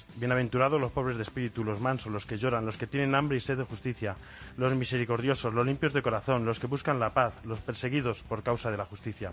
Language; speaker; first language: Spanish; native; Spanish